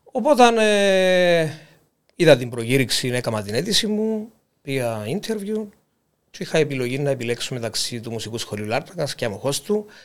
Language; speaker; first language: Greek; native; Greek